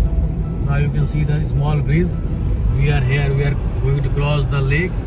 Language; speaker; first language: English; non-native, local second language; Hindi